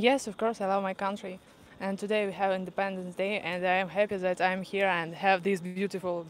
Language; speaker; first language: English; non-native, fluent; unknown